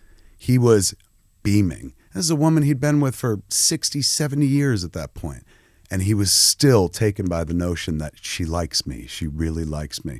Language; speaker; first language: English; native; English